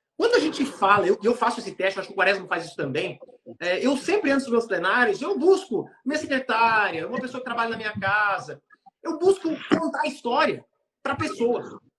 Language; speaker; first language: Portuguese; native; Portuguese